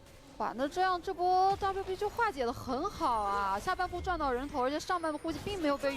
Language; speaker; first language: Chinese; native; Chinese